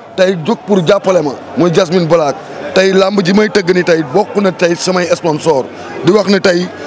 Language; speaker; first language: Wolof; native; Wolof